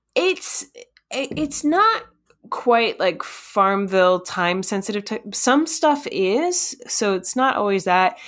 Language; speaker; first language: English; native; English